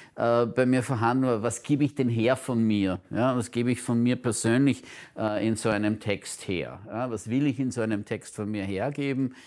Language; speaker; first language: German; non-native, local second language; Turkish